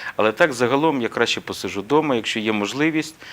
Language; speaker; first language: Ukrainian; native; Ukrainian